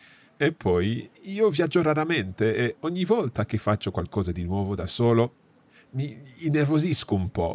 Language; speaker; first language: Italian; non-native, fluent; English